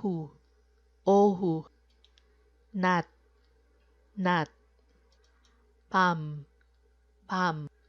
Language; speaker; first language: Korean; non-native, fluent; Filipino